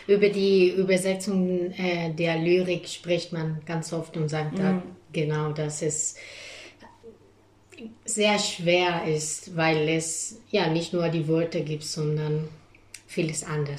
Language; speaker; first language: German; non-native, fluent; Spanish